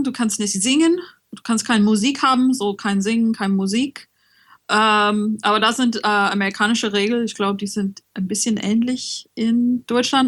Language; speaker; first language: German; non-native, fluent; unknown